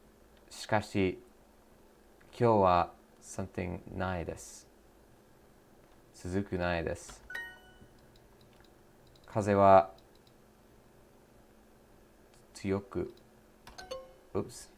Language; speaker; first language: Japanese; non-native, learner; English